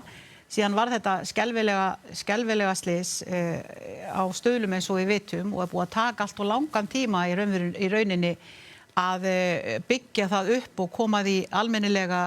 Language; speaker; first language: Icelandic; native; Icelandic